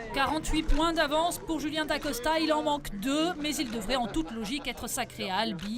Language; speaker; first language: French; native; French